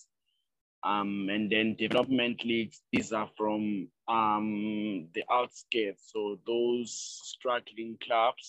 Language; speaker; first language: English; non-native, local second language; Zulu